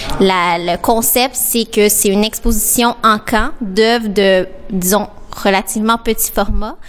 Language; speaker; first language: French; native; French